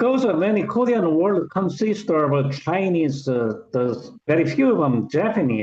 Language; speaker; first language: English; non-native, learner; Korean